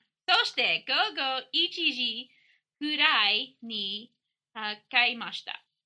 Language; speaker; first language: Japanese; non-native, learner; English